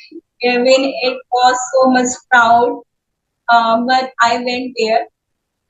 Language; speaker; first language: English; non-native, learner; Hindi